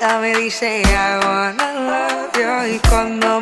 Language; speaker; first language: Spanish; non-native, learner; English